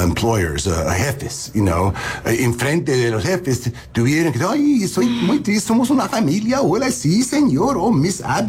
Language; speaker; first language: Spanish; non-native, learner; English